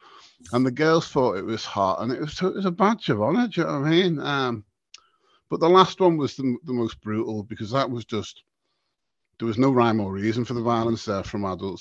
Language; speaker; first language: English; native; English